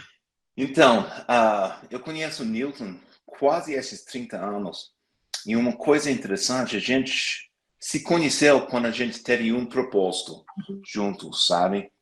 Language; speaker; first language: Portuguese; non-native, fluent; English